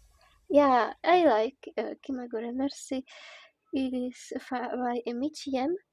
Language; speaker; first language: English; non-native, learner; Czech